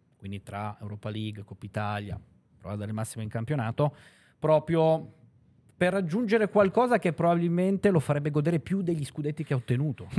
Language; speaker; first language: Italian; native; Italian